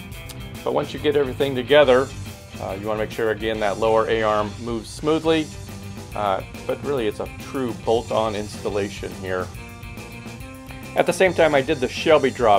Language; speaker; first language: English; native; English